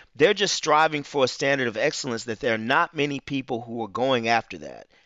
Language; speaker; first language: English; native; English